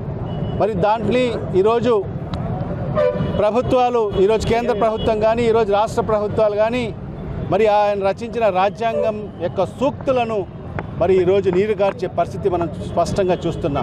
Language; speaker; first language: Telugu; native; Telugu